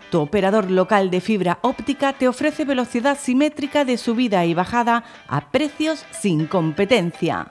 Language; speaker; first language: Spanish; native; Spanish